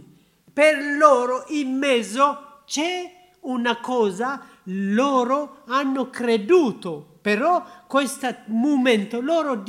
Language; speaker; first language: Italian; non-native, learner; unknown